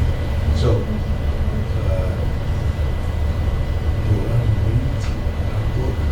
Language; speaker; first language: English; non-native, learner; Arabic